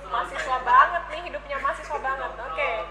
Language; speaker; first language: Indonesian; native; Indonesian